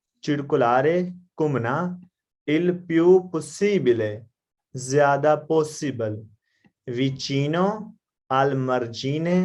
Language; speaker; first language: Italian; non-native, learner; Punjabi